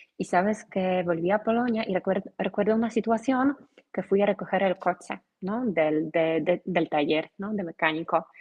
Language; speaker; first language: Spanish; non-native, fluent; Polish